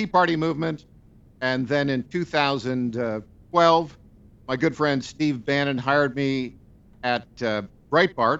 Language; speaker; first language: English; native; English